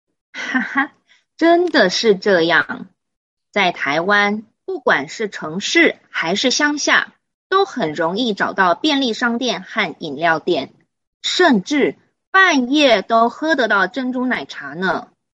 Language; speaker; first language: Chinese; native; Chinese